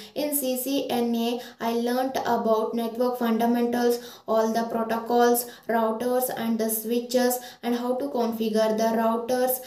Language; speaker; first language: English; non-native, local second language; Kannada